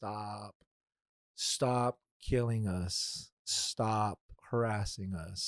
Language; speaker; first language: English; early bilingual, other home language; Spanish